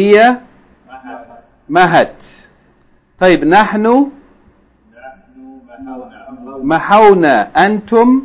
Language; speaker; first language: Arabic; non-native, fluent; English